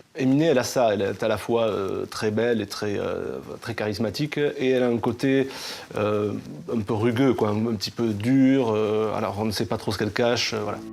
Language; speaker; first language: French; native; French